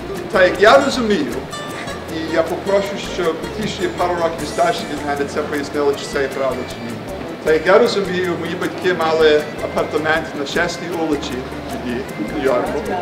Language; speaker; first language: Ukrainian; early bilingual, heritage; Ukrainian